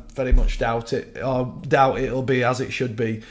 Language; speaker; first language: English; native; English